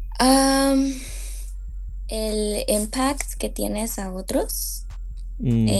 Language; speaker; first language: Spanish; early bilingual, heritage; Spanish